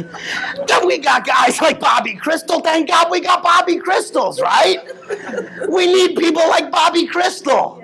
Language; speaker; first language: English; native; English